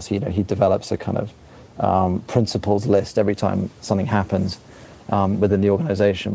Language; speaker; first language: English; native; English